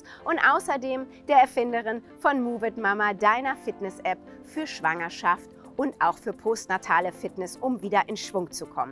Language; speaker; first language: German; native; German